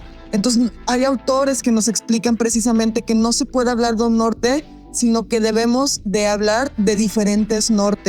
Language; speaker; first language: Spanish; native; Spanish